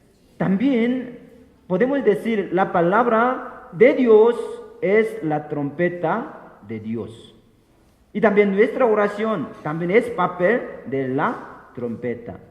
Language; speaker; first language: Spanish; non-native, fluent; Korean